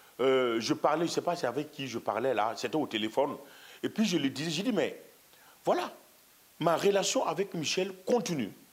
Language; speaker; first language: French; non-native, local second language; Mossi